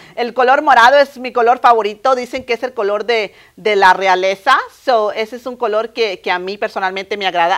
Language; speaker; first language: Spanish; early bilingual, heritage; Spanish